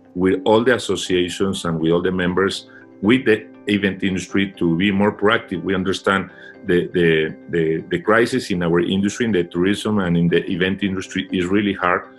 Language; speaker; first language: English; non-native, fluent; Spanish